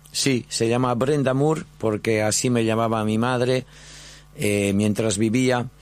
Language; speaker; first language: Spanish; non-native, fluent; French